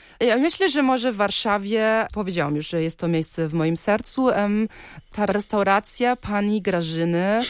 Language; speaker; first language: Polish; early bilingual, heritage; Polish